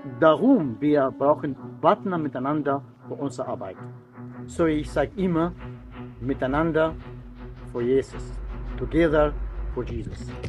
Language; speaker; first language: German; non-native, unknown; Arabic